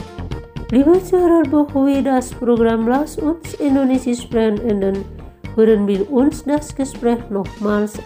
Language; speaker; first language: German; non-native, fluent; Indonesian